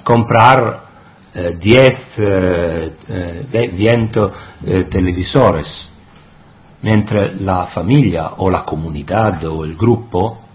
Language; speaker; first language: Italian; native; Italian